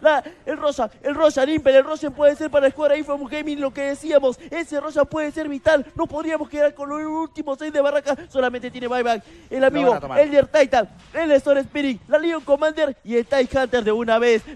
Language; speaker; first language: Spanish; native; Spanish